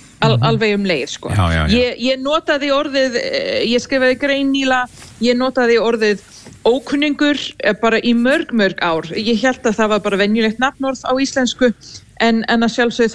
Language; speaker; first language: Icelandic; non-native, fluent; English